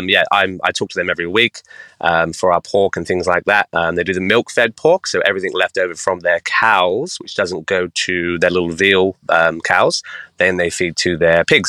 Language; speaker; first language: English; native; English